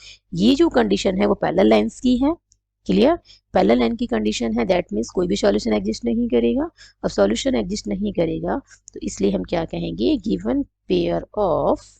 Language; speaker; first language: Hindi; native; Hindi